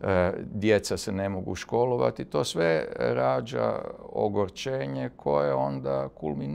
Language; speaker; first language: Serbian; native; Serbian